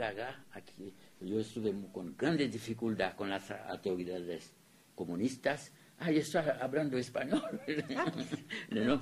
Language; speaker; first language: Spanish; non-native, fluent; French